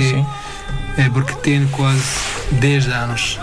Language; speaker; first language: Portuguese; non-native, learner; Arabic